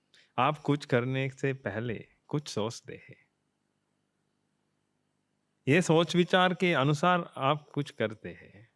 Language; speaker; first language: Hindi; non-native, fluent; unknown